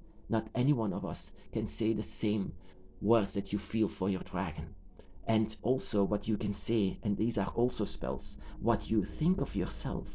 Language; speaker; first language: English; non-native, fluent; Dutch